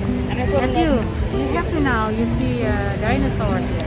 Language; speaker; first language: English; non-native, learner; Indonesian